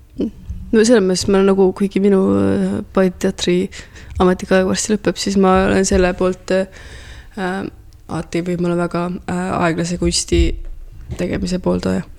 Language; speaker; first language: Estonian; early bilingual, heritage; Estonian